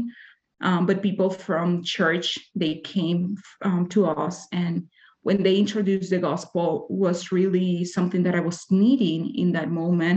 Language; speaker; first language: English; non-native, fluent; Spanish